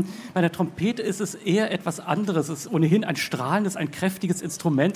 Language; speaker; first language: German; native; German